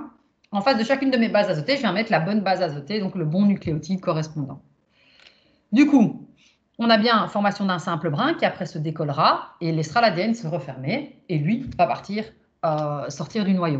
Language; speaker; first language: French; native; French